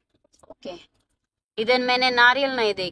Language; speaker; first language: Hindi; non-native, local second language; Telugu